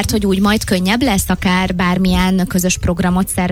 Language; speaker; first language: Hungarian; native; Hungarian